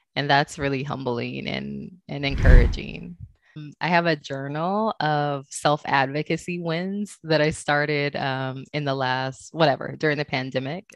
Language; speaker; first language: English; native; English